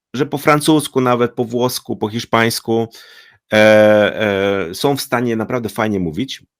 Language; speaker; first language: Polish; native; Polish